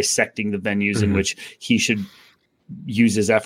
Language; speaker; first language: English; native; English